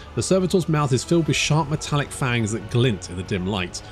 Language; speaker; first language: English; native; English